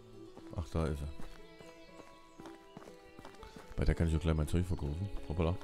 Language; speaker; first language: German; native; German